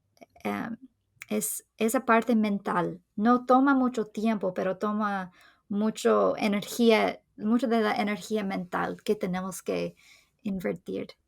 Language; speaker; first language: Spanish; non-native, fluent; English